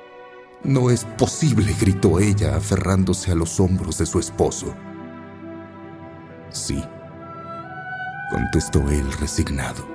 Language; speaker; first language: Spanish; native; Spanish